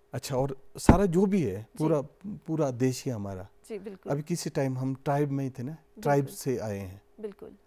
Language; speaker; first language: Hindi; native; Hindi